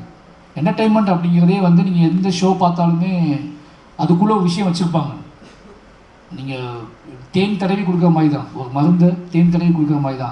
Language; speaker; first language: Tamil; native; Tamil